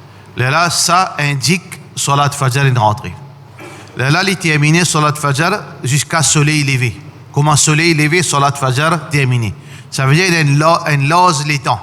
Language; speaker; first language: French; non-native, learner; Morisyen